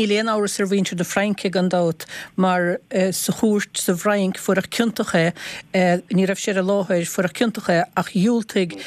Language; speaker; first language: Irish; native; Irish